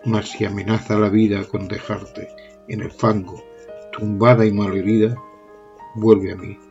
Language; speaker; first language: Spanish; non-native, local second language; Catalan